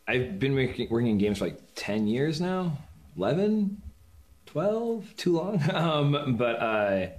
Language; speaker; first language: English; native; English